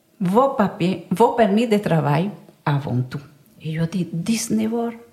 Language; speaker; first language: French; non-native, learner; Spanish